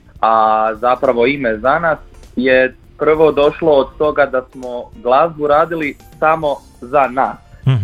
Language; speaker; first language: Croatian; native; Croatian